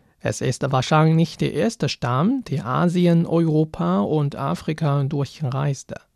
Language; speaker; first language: German; non-native, fluent; Chinese